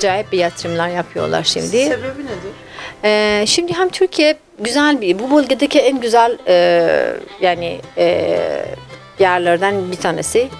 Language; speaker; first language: Turkish; non-native, fluent; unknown